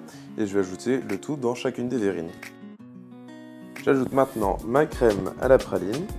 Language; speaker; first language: French; native; French